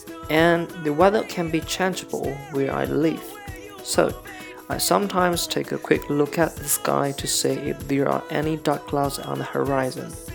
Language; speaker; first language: English; non-native, fluent; Chinese